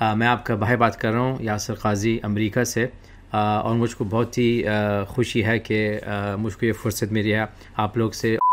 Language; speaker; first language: Urdu; early bilingual, heritage; Urdu